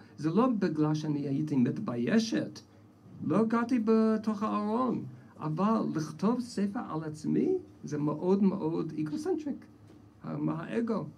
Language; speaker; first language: Hebrew; non-native, fluent; English